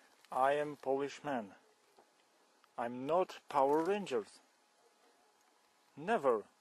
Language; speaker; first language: English; non-native, learner; Polish